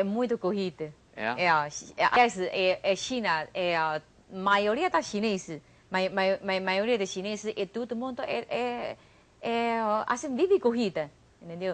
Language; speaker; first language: Portuguese; non-native, learner; Chinese